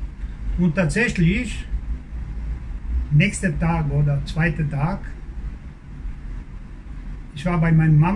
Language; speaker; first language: German; non-native, learner; Croatian